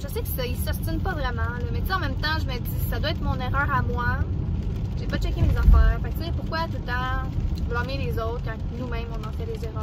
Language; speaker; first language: French; native; French